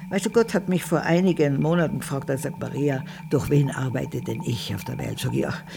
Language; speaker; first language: German; native; German